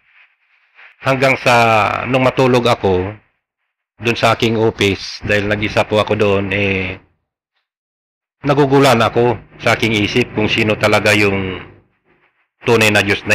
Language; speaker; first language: Filipino; non-native, local second language; Iloko